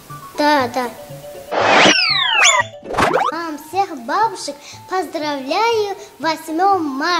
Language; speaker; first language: Russian; non-native, local second language; Tajik